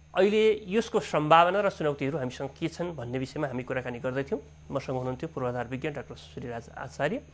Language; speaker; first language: Nepali; native; Nepali